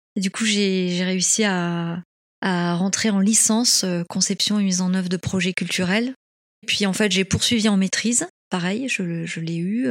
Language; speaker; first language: French; native; French